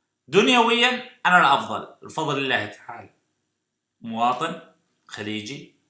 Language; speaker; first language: Arabic; native; Arabic